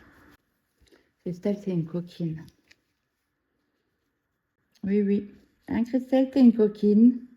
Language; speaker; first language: French; native; French